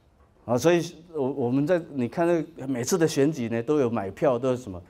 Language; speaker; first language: Chinese; native; Chinese